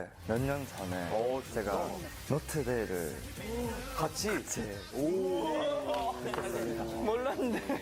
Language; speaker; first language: Korean; non-native, fluent; Japanese